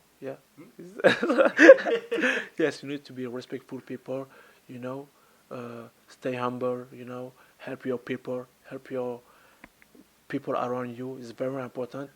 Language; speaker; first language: English; non-native, learner; French